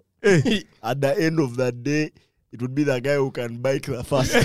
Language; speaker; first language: English; non-native, local second language; Ganda